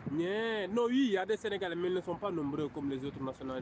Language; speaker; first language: French; non-native, local second language; Wolof